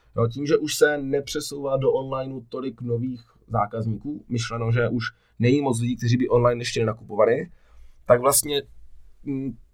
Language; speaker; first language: Czech; native; Czech